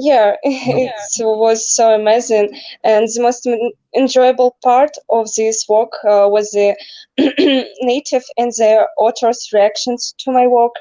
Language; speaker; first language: English; non-native, learner; Russian